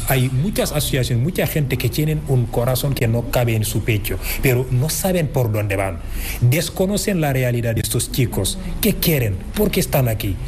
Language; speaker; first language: Spanish; non-native, fluent; Wolof